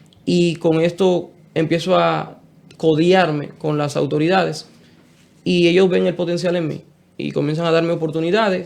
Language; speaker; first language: Spanish; native; Spanish